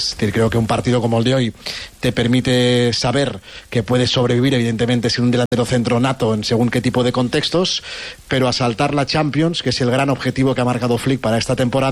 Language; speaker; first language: Spanish; native; Spanish